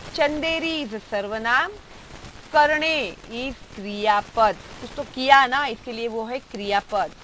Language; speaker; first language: Hindi; non-native, local second language; Marathi